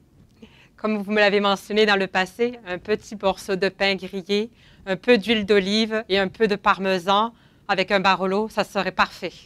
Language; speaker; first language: French; native; French